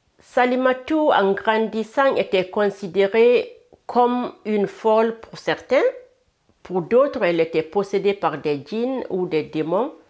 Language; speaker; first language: French; non-native, local second language; Fula